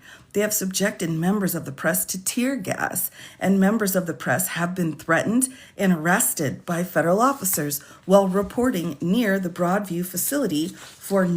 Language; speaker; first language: English; native; English